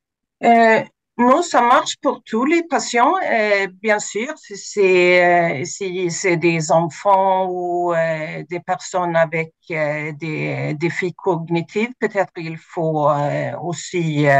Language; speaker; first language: French; non-native, fluent; Swedish